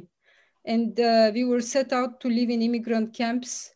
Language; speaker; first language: English; early bilingual, other home language; Bulgarian